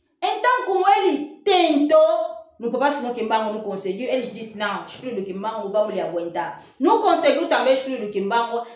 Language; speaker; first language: Portuguese; non-native, fluent; Lingala